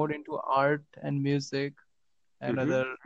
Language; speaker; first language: English; non-native, local second language; Marathi